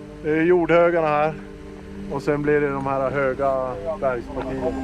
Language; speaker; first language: Swedish; native; Swedish